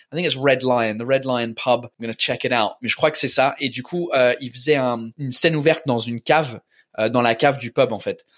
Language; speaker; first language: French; early bilingual, other home language; English